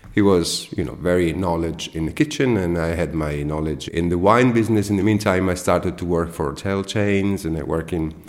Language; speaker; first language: English; non-native, fluent; Italian